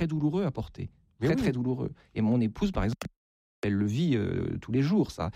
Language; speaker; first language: French; native; French